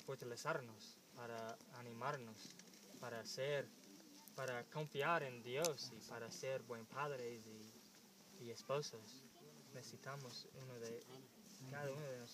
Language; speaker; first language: Spanish; non-native, learner; English